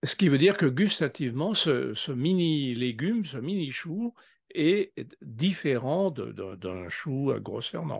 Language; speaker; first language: French; native; French